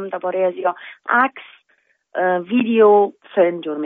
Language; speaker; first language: Persian; non-native, local second language; Pashto